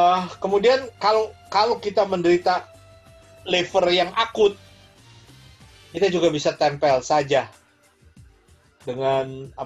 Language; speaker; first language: Indonesian; native; Indonesian